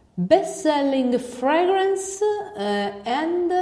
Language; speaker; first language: English; non-native, learner; Italian